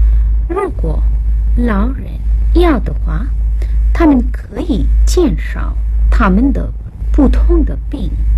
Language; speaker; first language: Chinese; non-native, fluent; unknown